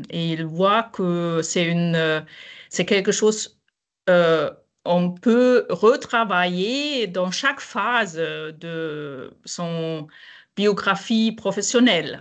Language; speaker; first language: French; non-native, fluent; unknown